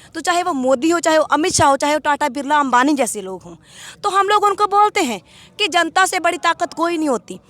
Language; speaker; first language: Hindi; non-native, local second language; Punjabi